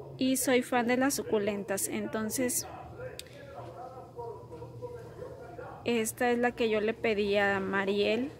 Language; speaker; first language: Spanish; early bilingual, heritage; Spanish